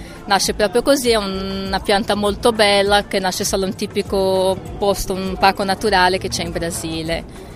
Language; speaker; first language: Italian; non-native, fluent; Portuguese